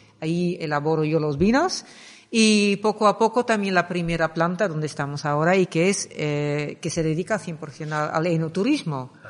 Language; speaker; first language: Spanish; non-native, fluent; Dutch